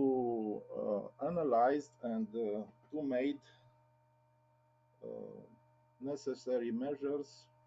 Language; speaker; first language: English; non-native, learner; Romanian